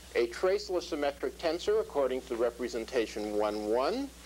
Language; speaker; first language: English; native; English